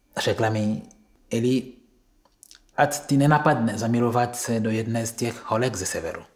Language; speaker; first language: Czech; non-native, fluent; Kongo